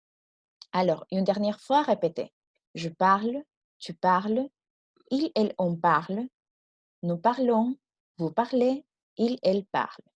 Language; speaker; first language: French; non-native, fluent; Spanish